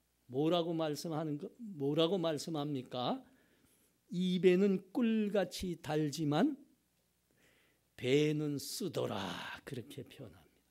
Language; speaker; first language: Korean; native; Korean